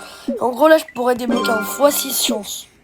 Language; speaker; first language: French; native; French